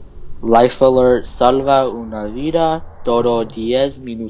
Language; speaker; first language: Spanish; non-native, learner; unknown